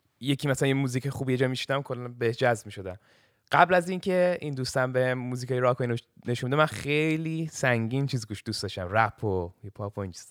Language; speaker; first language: Persian; early bilingual, heritage; Persian